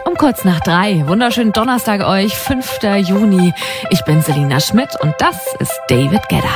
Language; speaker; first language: German; native; German